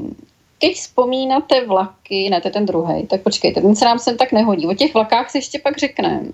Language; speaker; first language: Czech; native; Czech